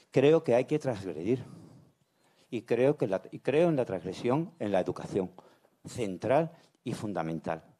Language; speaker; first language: Spanish; native; Spanish